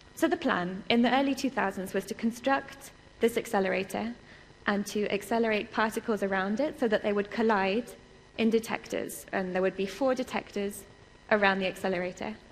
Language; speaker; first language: English; native; English